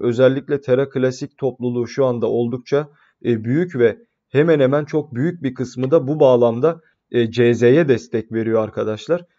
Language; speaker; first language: Turkish; native; Turkish